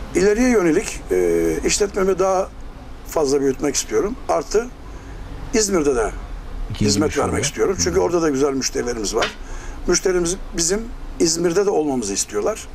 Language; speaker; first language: Turkish; native; Turkish